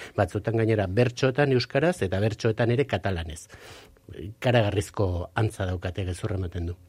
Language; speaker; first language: Basque; native; Basque